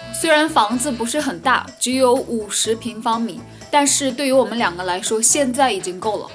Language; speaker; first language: Chinese; native; Chinese